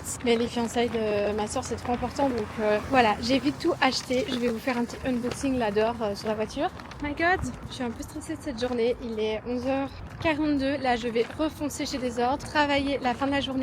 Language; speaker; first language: French; native; French